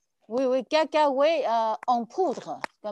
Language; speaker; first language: French; non-native, learner; Chinese